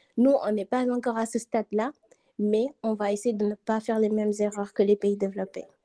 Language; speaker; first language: French; non-native, local second language; Wolof